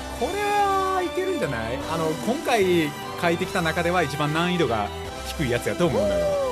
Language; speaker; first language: Japanese; native; Japanese